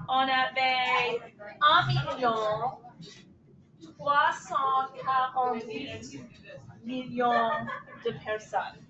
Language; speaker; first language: French; non-native, fluent; English